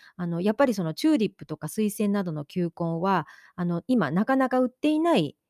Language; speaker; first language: Japanese; native; Japanese